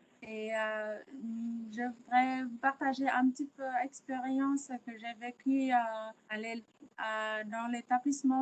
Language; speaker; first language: French; non-native, learner; Vietnamese